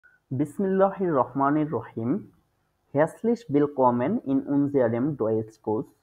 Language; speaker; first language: German; non-native, fluent; Bangla